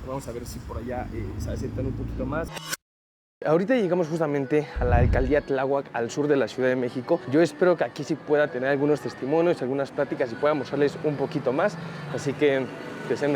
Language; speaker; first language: Spanish; native; Spanish